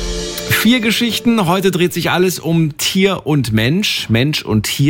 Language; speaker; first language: German; native; German